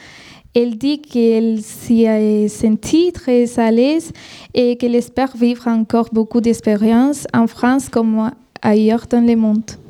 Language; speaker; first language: French; non-native, fluent; Spanish